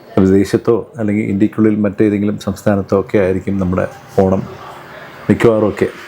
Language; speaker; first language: Malayalam; early bilingual, heritage; Malayalam